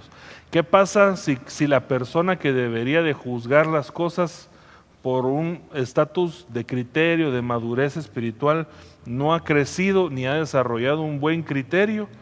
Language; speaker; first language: Spanish; native; Spanish